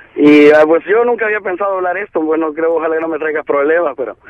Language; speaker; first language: Spanish; native; Spanish